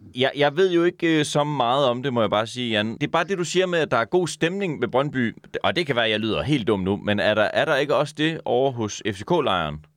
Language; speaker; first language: Danish; native; Danish